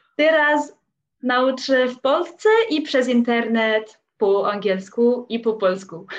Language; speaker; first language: Polish; non-native, learner; French